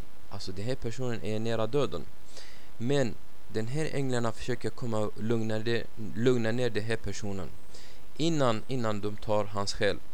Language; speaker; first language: Swedish; non-native, fluent; Arabic